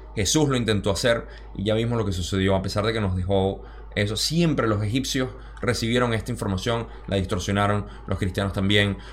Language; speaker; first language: Spanish; early bilingual, heritage; Spanish